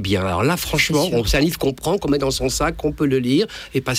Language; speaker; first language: French; native; French